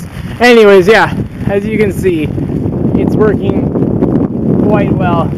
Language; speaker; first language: English; native; English